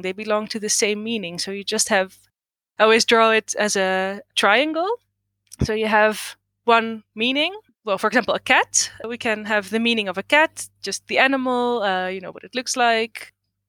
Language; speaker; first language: English; non-native, fluent; Dutch